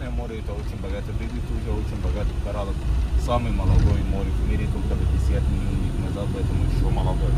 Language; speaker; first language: Russian; non-native, learner; Arabic